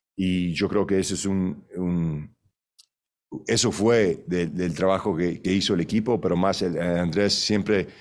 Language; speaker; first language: Spanish; early bilingual, heritage; Spanish